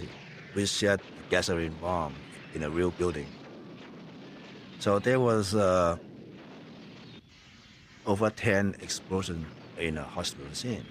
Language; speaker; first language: English; non-native, local second language; Cantonese